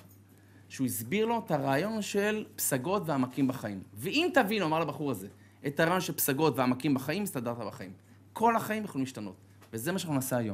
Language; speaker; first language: Hebrew; native; Hebrew